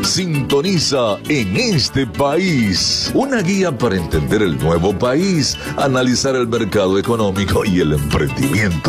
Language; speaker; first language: Spanish; native; Spanish